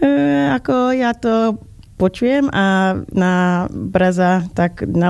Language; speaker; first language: Slovak; non-native, learner; English